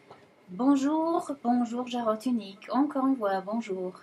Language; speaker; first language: French; non-native, fluent; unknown